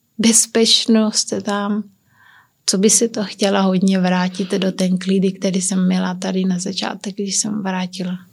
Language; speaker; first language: Czech; non-native, learner; Kabuverdianu